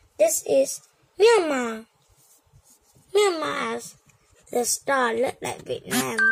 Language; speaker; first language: English; non-native, learner; Vietnamese